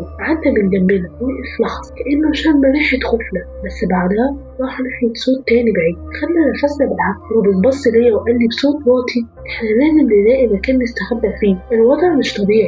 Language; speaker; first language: Arabic; native; Arabic